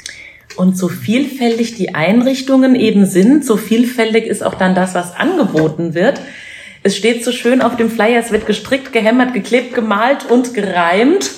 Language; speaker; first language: German; native; German